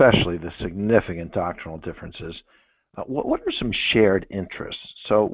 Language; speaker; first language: English; native; English